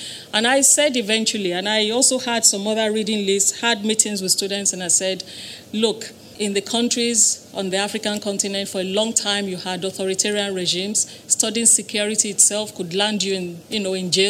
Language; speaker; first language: English; non-native, local second language; Yoruba